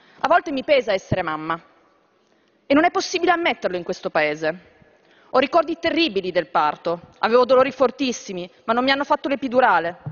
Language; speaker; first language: Italian; native; Italian